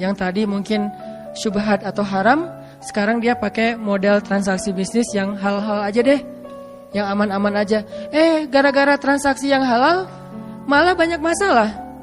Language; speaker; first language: Indonesian; native; Indonesian